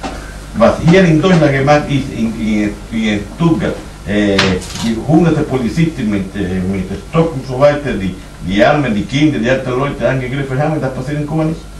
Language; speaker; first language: German; non-native, fluent; Spanish